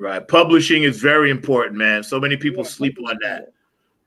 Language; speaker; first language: English; native; English